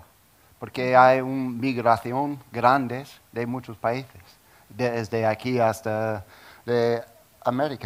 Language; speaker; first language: Spanish; non-native, learner; English